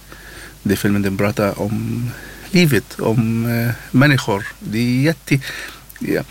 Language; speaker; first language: Swedish; non-native, learner; Arabic